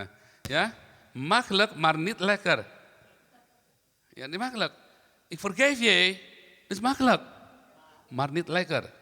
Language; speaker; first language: Dutch; non-native, learner; Indonesian